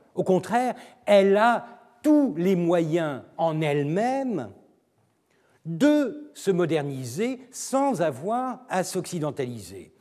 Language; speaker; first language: French; non-native, fluent; Turkish